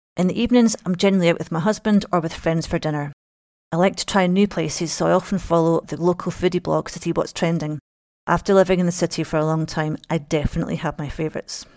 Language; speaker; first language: English; native; English